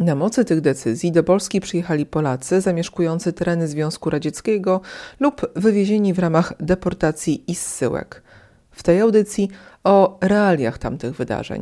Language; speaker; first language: Polish; native; Polish